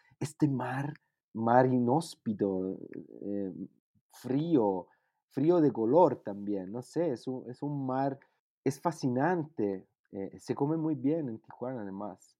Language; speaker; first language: Spanish; non-native, fluent; Italian